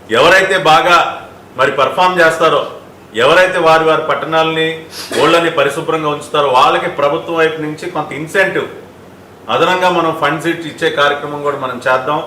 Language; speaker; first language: Telugu; native; Telugu